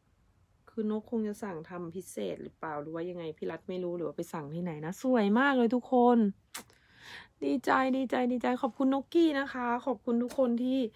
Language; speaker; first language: Thai; native; Thai